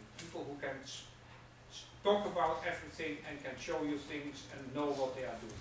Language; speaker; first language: English; non-native, fluent; Dutch